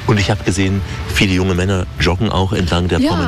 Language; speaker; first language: German; native; German